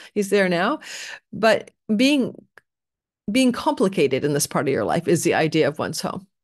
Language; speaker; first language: English; native; English